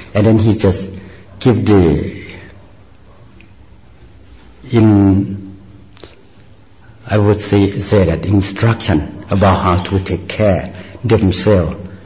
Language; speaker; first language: English; non-native, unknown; Northeastern Thai